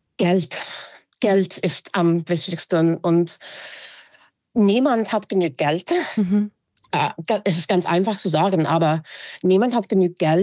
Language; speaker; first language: German; non-native, fluent; English